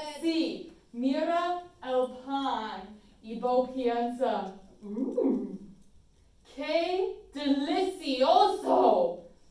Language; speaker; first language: Spanish; non-native, fluent; English